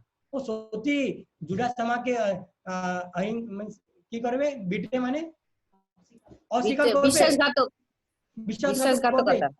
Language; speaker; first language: Bangla; non-native, learner; Hindi